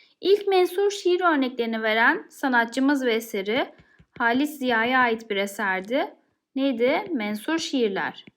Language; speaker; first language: Turkish; native; Turkish